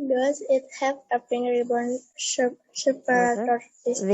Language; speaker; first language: English; non-native, learner; Indonesian